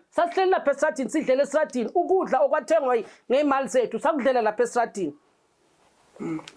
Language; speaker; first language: Zulu; native; Zulu